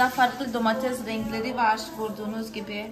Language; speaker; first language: Turkish; non-native, fluent; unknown